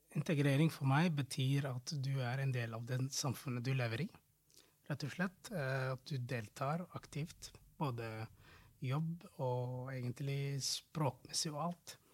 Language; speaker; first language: Norwegian; non-native, fluent; Somali